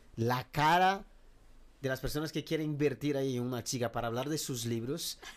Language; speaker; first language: Spanish; non-native, fluent; Portuguese